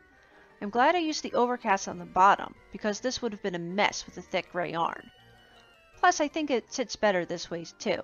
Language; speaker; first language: English; native; English